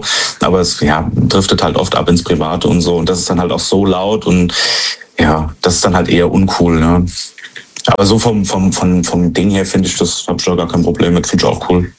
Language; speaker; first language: German; native; German